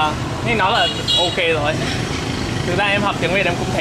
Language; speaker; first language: Vietnamese; non-native, fluent; English